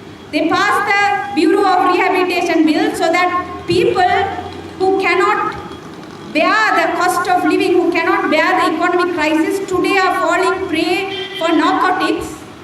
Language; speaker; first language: English; non-native, local second language; Tamil